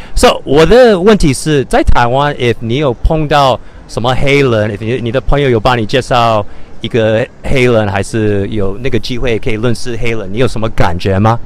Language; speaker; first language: Chinese; early bilingual, other home language; English